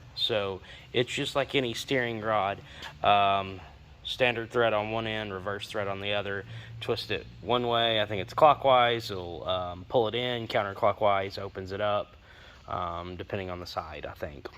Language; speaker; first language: English; native; English